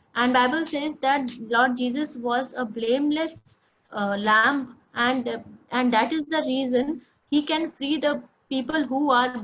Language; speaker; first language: English; non-native, local second language; Hindi